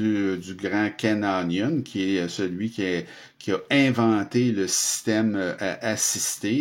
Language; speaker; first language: French; native; French